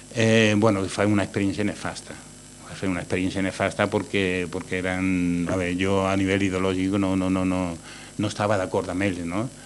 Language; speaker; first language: Spanish; native; Spanish